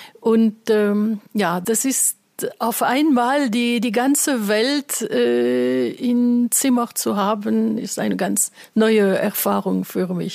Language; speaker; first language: German; non-native, fluent; French